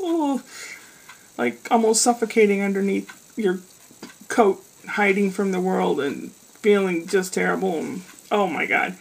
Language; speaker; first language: English; native; English